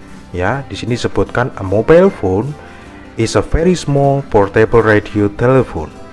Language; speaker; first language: English; non-native, fluent; Indonesian